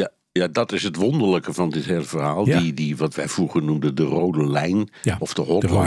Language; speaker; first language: Dutch; native; Dutch